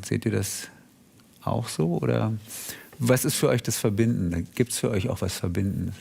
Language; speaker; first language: German; native; German